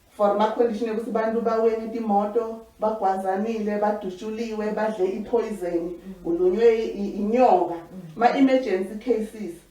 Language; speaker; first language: Zulu; non-native, local second language; Swati